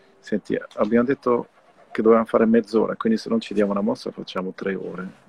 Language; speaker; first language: Italian; non-native, fluent; German